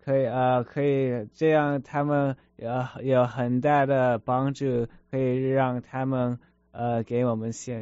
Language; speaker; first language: Chinese; early bilingual, heritage; Chinese